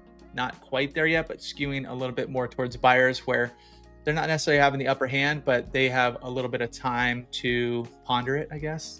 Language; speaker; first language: English; native; English